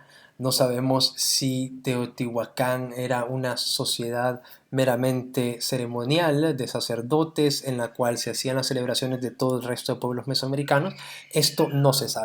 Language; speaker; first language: Spanish; native; Spanish